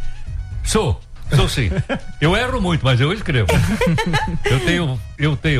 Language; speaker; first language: Portuguese; native; Portuguese